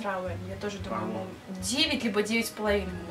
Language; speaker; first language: Russian; native; Russian